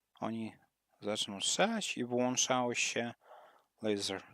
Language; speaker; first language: Polish; non-native, learner; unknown